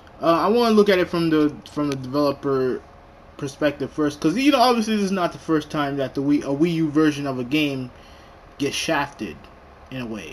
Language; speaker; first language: English; native; English